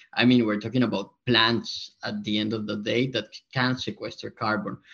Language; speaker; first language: English; non-native, fluent; Spanish